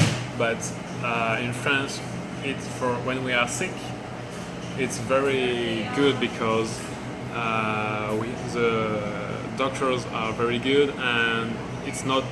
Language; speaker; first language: English; non-native, learner; French